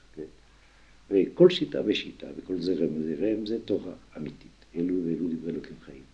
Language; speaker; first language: Hebrew; non-native, fluent; French